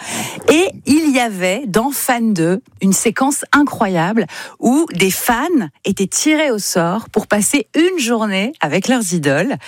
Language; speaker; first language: French; native; French